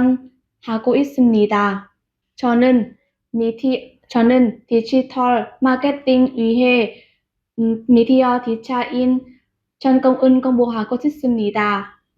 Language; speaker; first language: Korean; non-native, learner; Vietnamese